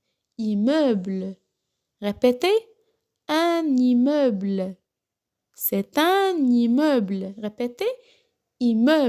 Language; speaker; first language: French; non-native, local second language; Arabic